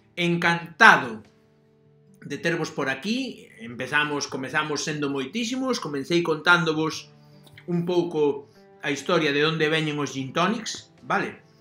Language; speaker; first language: Galician; non-native, local second language; Spanish